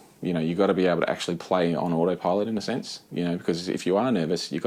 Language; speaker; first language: English; native; English